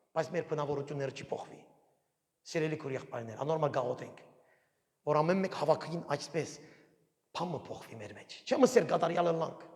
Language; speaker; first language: Armenian; early bilingual, heritage; Armenian